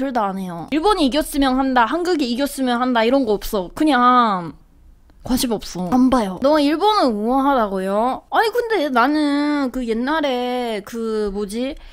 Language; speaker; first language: Korean; non-native, fluent; Japanese